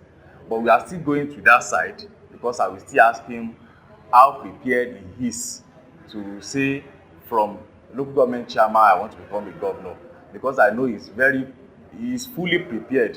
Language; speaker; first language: English; non-native, local second language; Yoruba